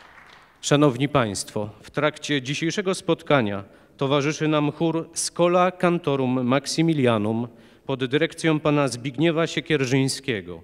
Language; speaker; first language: Polish; native; Polish